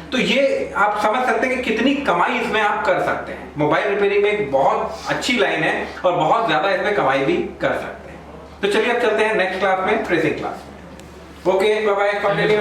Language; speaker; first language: Hindi; native; Hindi